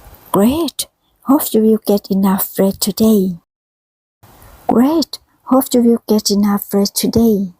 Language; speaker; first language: English; non-native, learner; Thai